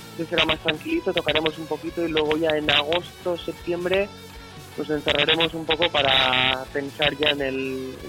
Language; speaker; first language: Spanish; non-native, local second language; Basque